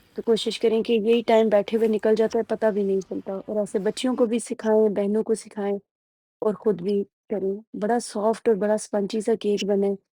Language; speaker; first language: Urdu; non-native, local second language; Punjabi